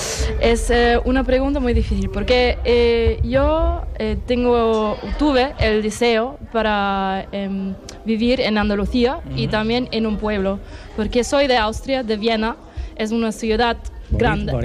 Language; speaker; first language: Spanish; non-native, learner; German